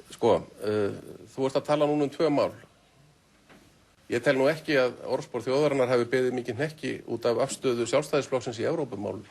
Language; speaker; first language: Icelandic; native; Icelandic